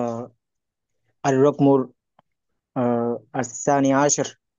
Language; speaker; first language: Arabic; non-native, learner; Bangla